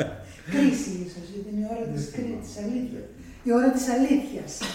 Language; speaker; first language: Greek; native; Greek